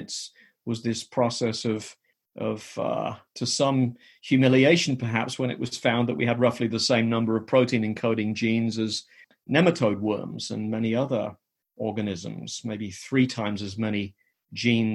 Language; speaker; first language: English; native; English